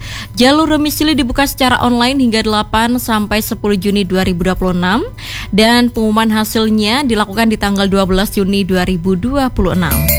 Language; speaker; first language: Indonesian; native; Indonesian